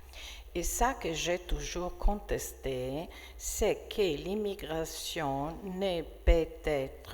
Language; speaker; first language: French; non-native, fluent; Italian